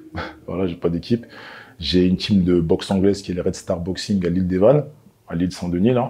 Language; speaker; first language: French; native; French